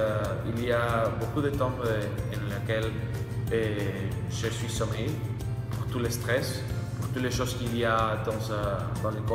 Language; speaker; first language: French; non-native, learner; Spanish